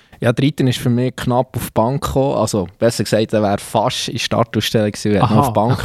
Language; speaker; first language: German; native; German